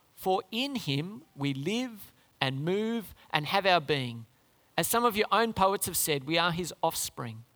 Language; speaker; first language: English; native; English